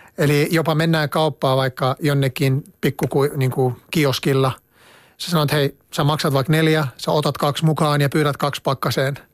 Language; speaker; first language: Finnish; non-native, fluent; Arabic